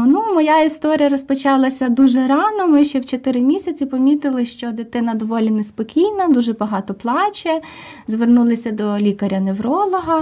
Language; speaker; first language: Ukrainian; native; Ukrainian